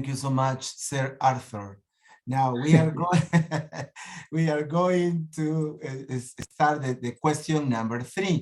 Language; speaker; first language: English; non-native, fluent; Spanish